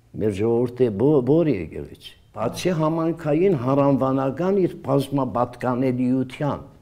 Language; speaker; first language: Armenian; early bilingual, heritage; Armenian